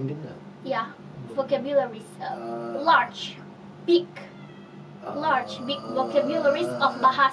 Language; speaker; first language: English; non-native, fluent; Indonesian